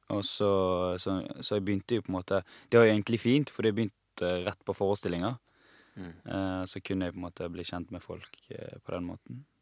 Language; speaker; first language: Norwegian; non-native, fluent; Persian